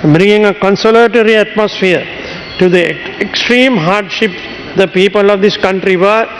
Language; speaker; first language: English; non-native, local second language; Sinhala